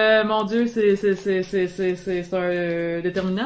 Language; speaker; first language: French; native; French